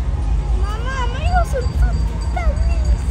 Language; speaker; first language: Italian; early bilingual, other home language; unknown